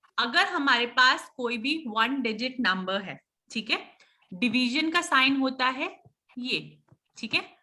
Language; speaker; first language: Hindi; native; Hindi